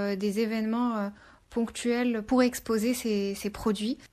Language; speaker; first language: French; non-native, local second language; Arabic